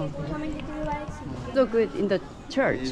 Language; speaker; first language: English; non-native, learner; Korean